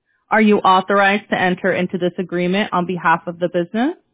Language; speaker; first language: English; early bilingual, other home language; Spanish